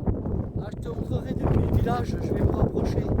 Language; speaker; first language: French; native; French